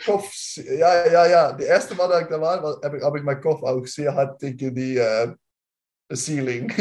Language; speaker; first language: German; non-native, learner; Dutch